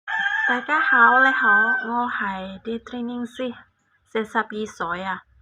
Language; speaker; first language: Cantonese; non-native, fluent; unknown